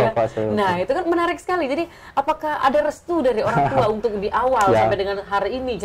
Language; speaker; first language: Indonesian; native; Indonesian